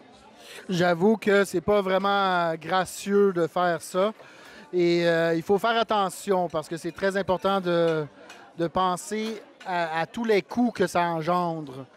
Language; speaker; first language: French; non-native, fluent; Portuguese